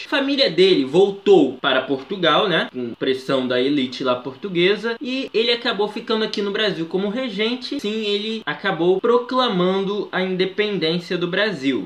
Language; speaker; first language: Portuguese; native; Portuguese